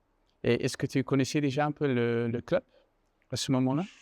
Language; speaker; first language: French; non-native, fluent; Dutch